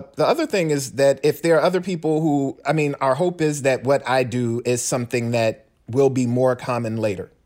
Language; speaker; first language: English; native; English